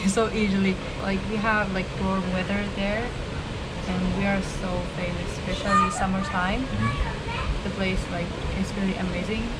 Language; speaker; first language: English; non-native, learner; Arabic